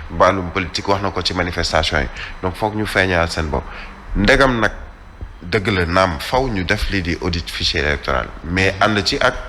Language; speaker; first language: Wolof; native; Wolof